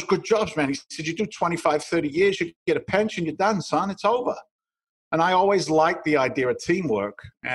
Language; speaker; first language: English; native; English